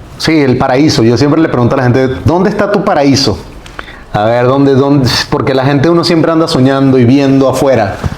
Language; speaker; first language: Spanish; native; Spanish